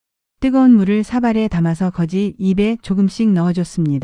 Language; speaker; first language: Korean; native; Korean